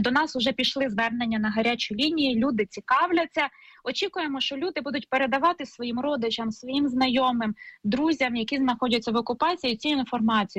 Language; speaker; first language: Ukrainian; native; Ukrainian